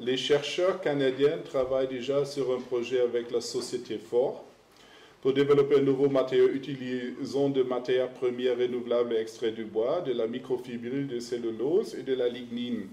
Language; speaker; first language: French; non-native, fluent; German